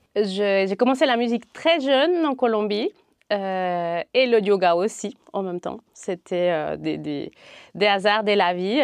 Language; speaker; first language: French; non-native, fluent; Spanish